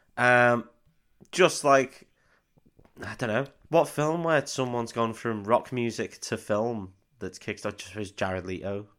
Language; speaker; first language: English; native; English